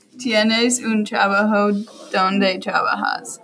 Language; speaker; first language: Spanish; non-native, learner; English